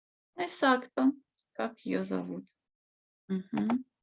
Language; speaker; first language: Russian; non-native, fluent; Spanish